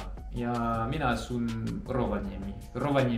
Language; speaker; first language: Finnish; non-native, learner; French